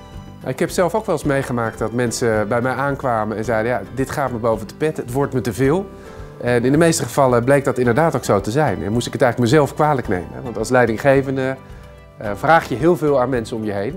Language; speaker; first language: Dutch; native; Dutch